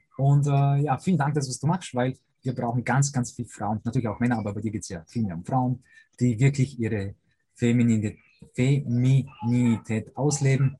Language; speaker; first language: German; early bilingual, other home language; Polish